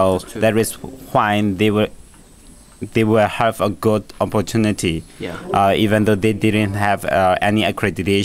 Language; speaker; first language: English; non-native, learner; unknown